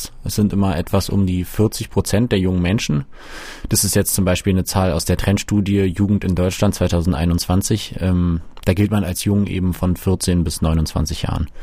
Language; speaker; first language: German; native; German